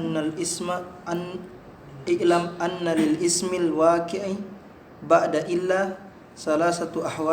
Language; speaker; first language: Arabic; non-native, fluent; Indonesian